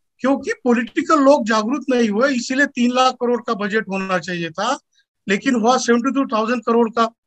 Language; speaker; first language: Hindi; non-native, local second language; Marathi